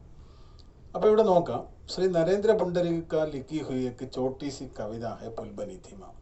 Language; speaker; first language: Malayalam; native; Malayalam